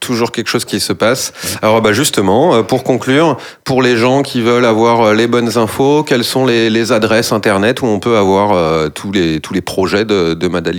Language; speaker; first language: French; native; French